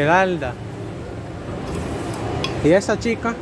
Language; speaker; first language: Spanish; non-native, learner; English